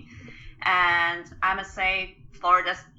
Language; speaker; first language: English; non-native, local second language; Cantonese